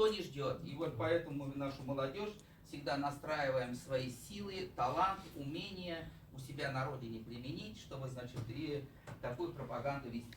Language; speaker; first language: Russian; native; Russian